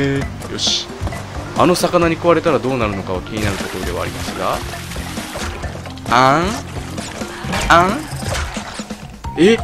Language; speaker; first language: Japanese; native; Japanese